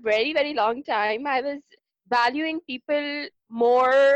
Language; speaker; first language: English; non-native, local second language; Urdu